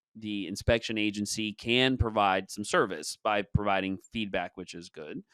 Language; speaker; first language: English; native; English